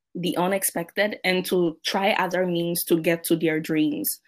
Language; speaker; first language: English; non-native, local second language; Akan